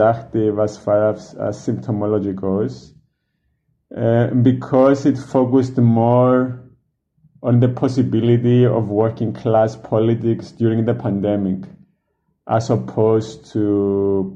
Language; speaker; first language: English; non-native, fluent; Greek